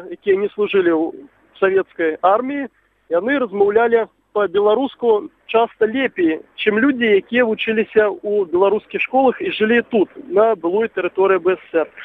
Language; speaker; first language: Belarusian; native; Belarusian